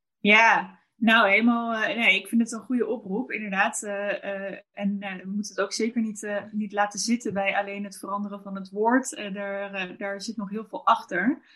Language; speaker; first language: Dutch; native; Dutch